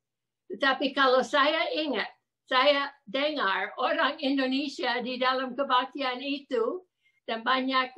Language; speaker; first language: Indonesian; non-native, fluent; English